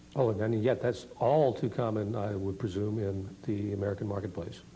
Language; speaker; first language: English; native; English